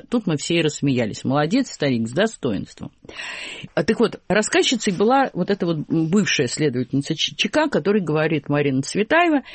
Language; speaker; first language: Russian; native; Russian